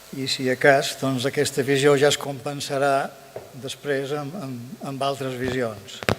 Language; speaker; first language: Catalan; native; Catalan